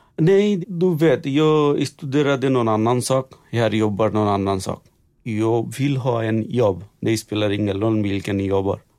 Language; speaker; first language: Swedish; non-native, learner; Bangla